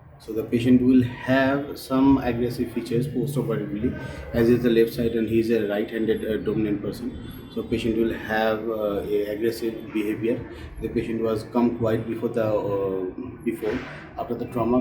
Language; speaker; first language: English; non-native, local second language; Bangla